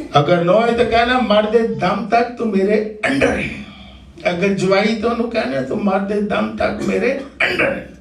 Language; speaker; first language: Urdu; non-native, local second language; Punjabi